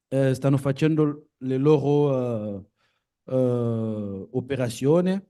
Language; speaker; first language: Italian; non-native, learner; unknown